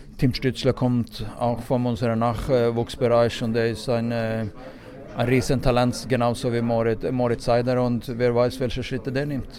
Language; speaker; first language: German; non-native, fluent; Swedish